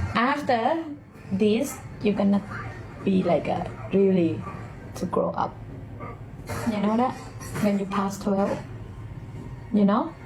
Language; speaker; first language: English; non-native, learner; Thai